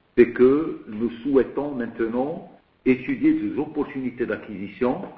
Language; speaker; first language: French; non-native, local second language; Arabic